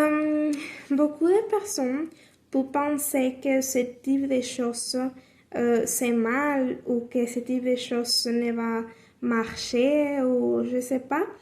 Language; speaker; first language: French; non-native, learner; Spanish